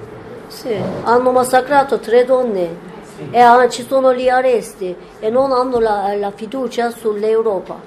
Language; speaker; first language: Italian; non-native, fluent; Turkish